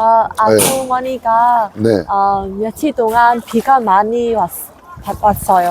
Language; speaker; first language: Korean; non-native, learner; Vietnamese